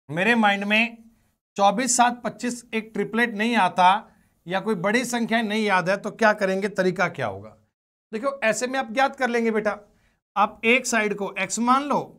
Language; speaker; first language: Hindi; native; Hindi